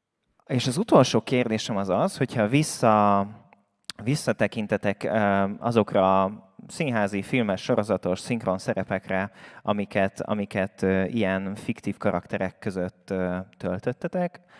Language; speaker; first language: Hungarian; native; Hungarian